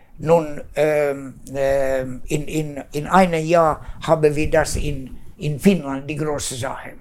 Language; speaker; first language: German; non-native, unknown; Swedish